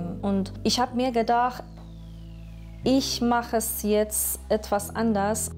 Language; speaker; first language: German; non-native, learner; Persian